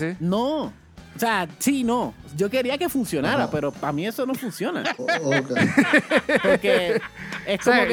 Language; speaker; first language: Spanish; native; Spanish